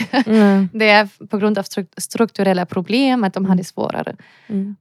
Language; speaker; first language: Swedish; non-native, fluent; German